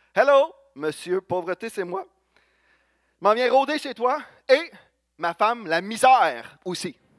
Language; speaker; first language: French; native; French